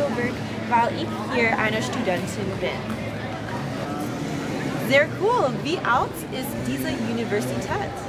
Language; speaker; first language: German; non-native, learner; English